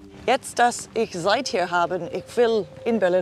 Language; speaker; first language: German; non-native, learner; English